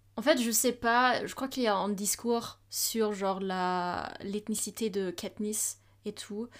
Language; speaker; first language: French; non-native, fluent; German